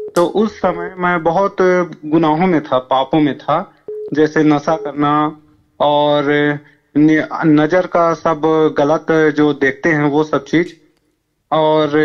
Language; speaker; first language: Hindi; native; Hindi